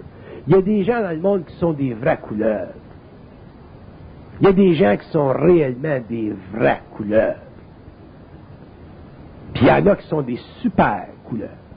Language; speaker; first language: French; native; French